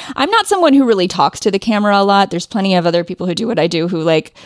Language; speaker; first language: English; native; English